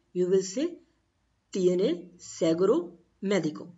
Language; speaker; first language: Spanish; non-native, learner; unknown